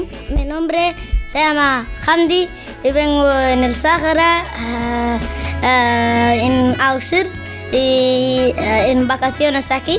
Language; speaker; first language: Spanish; non-native, learner; Arabic